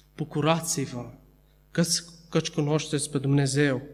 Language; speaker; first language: Romanian; early bilingual, other home language; Arabic